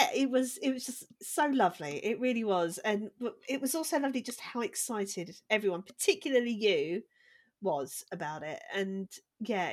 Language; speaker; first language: English; native; English